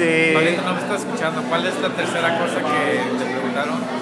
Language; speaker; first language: Spanish; native; Spanish